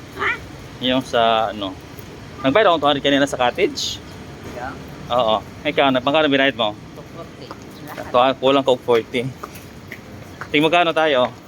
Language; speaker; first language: Filipino; non-native, local second language; Cebuano